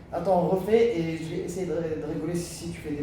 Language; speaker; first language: French; native; French